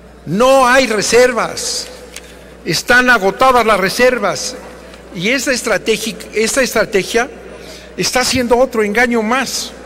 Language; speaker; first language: Spanish; native; Spanish